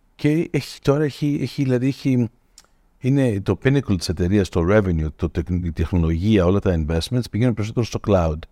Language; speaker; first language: Greek; early bilingual, heritage; Greek